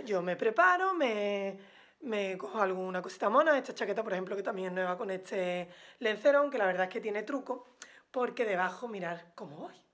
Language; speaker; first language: Spanish; native; Spanish